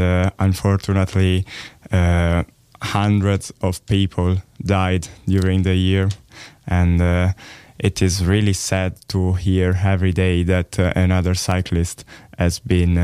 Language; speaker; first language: English; non-native, learner; Italian